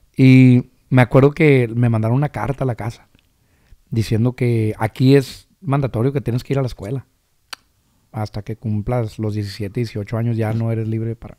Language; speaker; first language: Spanish; early bilingual, heritage; Spanish